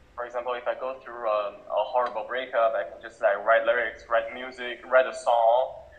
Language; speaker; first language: English; non-native, local second language; Cantonese